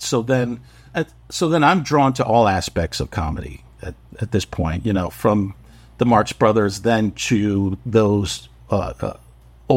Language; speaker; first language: English; native; English